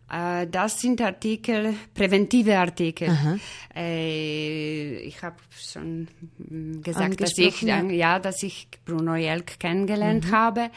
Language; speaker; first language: German; non-native, fluent; Polish